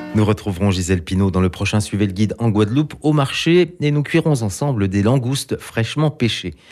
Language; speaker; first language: French; native; French